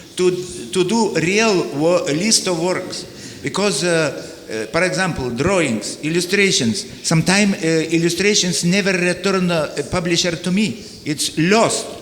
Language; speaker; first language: English; non-native, learner; Lithuanian